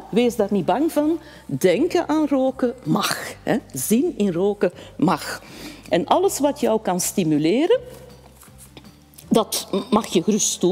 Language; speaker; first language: Dutch; native; Dutch